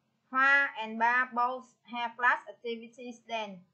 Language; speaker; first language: English; non-native, fluent; Vietnamese